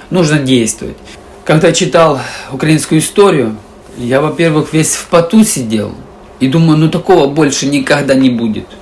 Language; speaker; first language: Russian; native; Russian